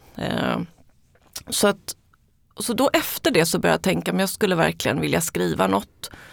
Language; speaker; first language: Swedish; early bilingual, other home language; Spanish